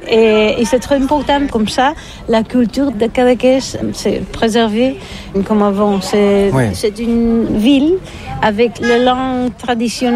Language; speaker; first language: French; non-native, learner; Catalan